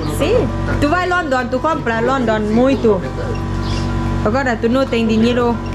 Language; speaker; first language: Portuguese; non-native, learner; Thai